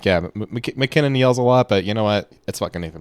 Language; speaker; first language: English; native; English